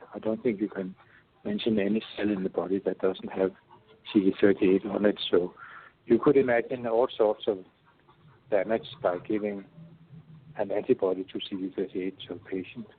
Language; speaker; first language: English; non-native, fluent; Danish